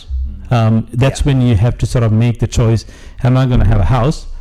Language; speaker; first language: English; non-native, local second language; Sinhala